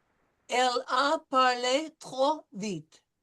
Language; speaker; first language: French; non-native, fluent; English